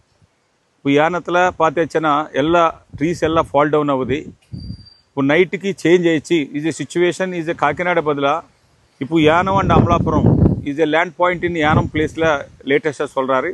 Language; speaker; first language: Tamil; non-native, local second language; Telugu